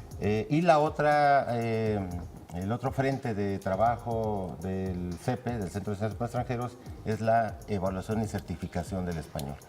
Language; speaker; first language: Spanish; native; Spanish